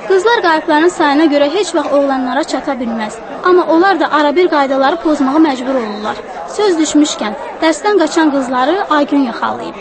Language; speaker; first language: Azerbaijani; native; Azerbaijani